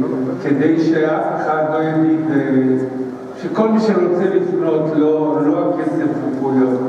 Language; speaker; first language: Hebrew; early bilingual, other home language; Spanish